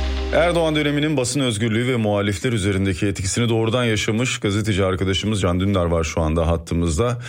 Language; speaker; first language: Turkish; native; Turkish